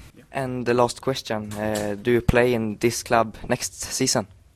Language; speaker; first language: English; non-native, learner; Swedish